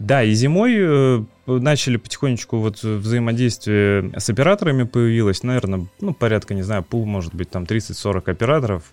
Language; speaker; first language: Russian; native; Russian